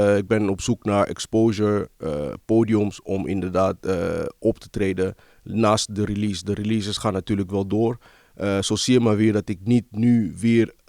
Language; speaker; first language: Dutch; early bilingual, other home language; Lingala